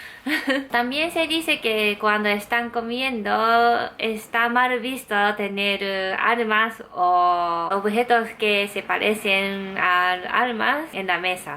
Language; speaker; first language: Spanish; non-native, learner; Japanese